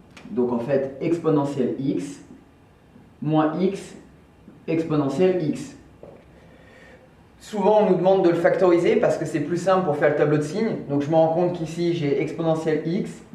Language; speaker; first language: French; native; French